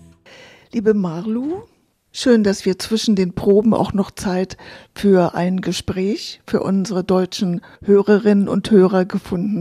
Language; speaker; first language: German; native; German